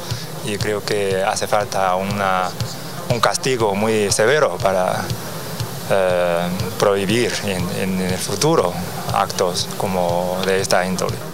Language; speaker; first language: Spanish; non-native, learner; Chinese